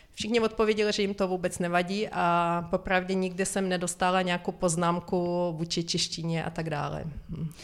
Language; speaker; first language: Czech; non-native, fluent; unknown